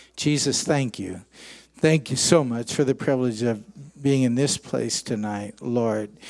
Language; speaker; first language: English; native; English